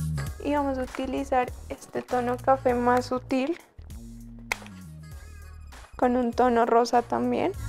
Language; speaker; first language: Spanish; native; Spanish